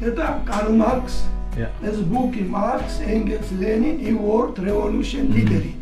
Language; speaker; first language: Russian; non-native, local second language; Georgian